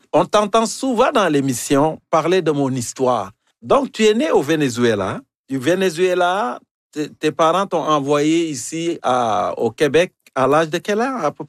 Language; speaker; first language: French; native; French